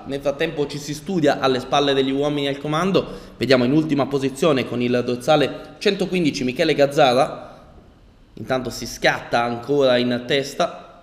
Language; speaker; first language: Italian; native; Italian